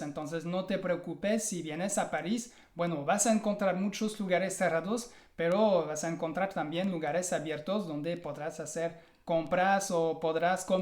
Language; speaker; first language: Spanish; non-native, fluent; French